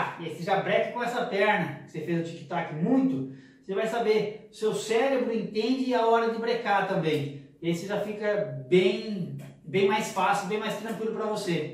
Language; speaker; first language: Portuguese; native; Portuguese